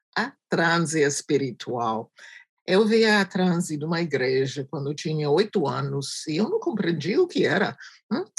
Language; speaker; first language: Portuguese; non-native, fluent; English